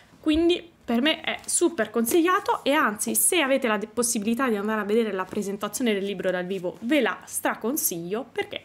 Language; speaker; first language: Italian; native; Italian